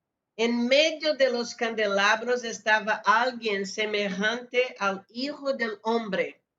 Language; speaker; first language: Spanish; non-native, fluent; Portuguese